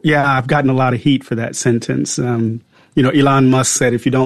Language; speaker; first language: English; native; English